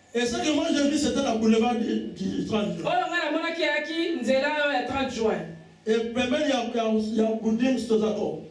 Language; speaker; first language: French; non-native, local second language; Lingala